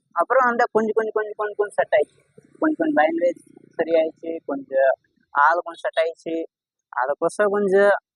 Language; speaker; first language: Tamil; non-native, learner; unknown